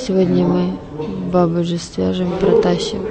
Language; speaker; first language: Russian; non-native, learner; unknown